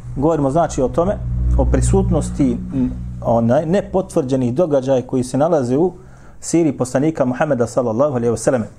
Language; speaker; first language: Bosnian; native; Bosnian